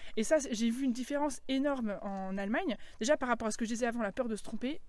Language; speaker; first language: French; native; French